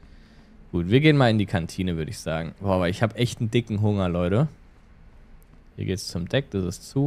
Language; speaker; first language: German; native; German